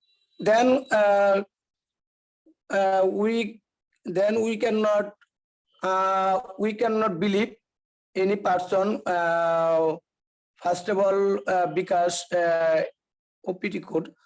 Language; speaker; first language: English; non-native, learner; Bangla